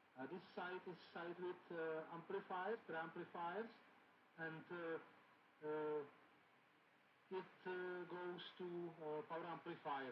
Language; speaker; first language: English; non-native, learner; Czech